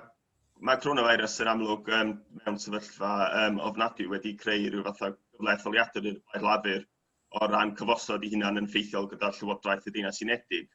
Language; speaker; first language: Welsh; native; Welsh